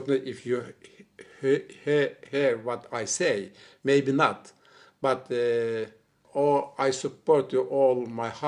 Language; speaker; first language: English; non-native, learner; Turkish